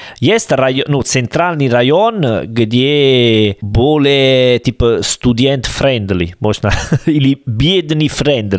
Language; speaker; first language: Russian; non-native, learner; Italian